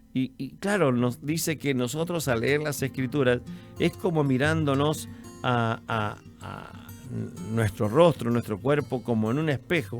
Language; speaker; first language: Spanish; native; Spanish